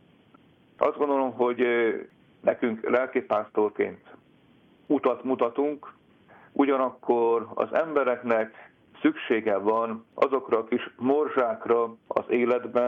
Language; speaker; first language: Hungarian; native; Hungarian